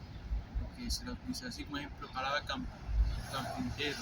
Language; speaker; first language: Spanish; non-native, fluent; English